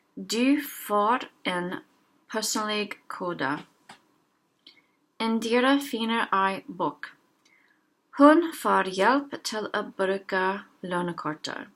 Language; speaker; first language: Norwegian; non-native, learner; English